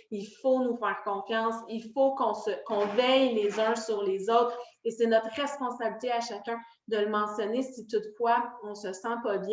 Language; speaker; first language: French; native; French